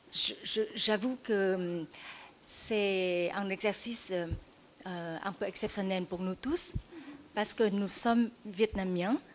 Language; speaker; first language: French; non-native, fluent; Vietnamese